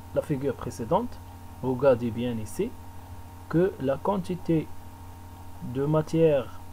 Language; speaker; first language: French; non-native, local second language; Arabic